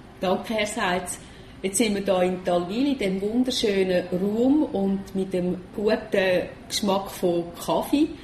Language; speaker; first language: German; native; German